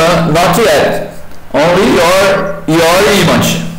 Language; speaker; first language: English; non-native, learner; Portuguese